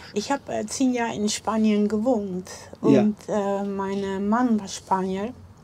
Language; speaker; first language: German; non-native, learner; Dutch